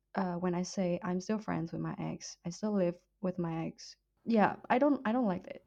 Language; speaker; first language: English; non-native, fluent; Vietnamese